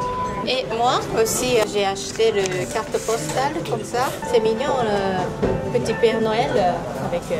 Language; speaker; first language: French; non-native, learner; Japanese